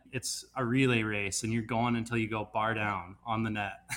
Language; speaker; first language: English; native; English